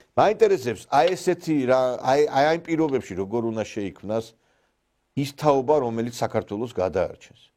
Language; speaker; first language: Georgian; native; Georgian